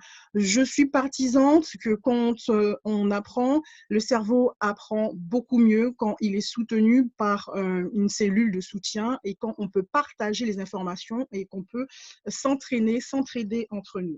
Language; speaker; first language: French; native; French